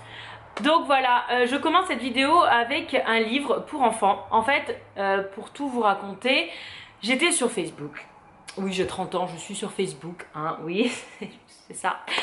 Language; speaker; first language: French; native; French